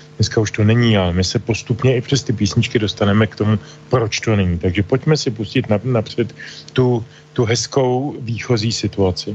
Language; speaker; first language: Czech; native; Czech